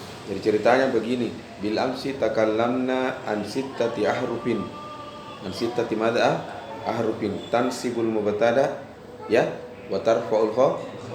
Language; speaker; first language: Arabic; non-native, fluent; Indonesian